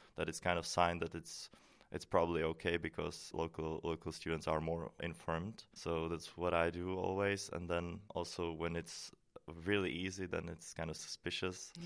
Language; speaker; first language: English; non-native, fluent; Czech